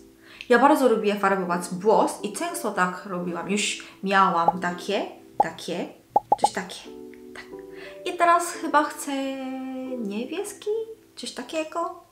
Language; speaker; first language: Polish; non-native, local second language; Korean